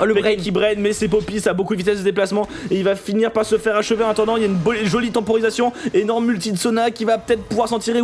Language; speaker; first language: French; native; French